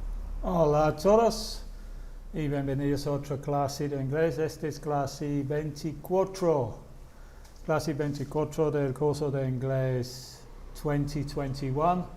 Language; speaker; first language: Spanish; non-native, fluent; English